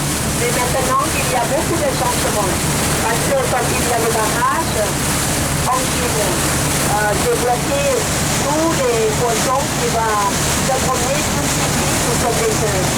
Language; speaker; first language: French; non-native, learner; Thai